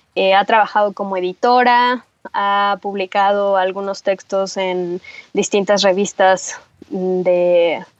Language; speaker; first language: Spanish; native; Spanish